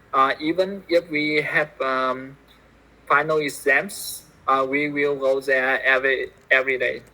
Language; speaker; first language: English; non-native, learner; Vietnamese